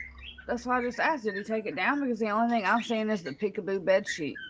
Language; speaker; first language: English; native; English